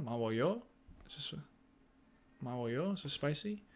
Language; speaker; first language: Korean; non-native, learner; English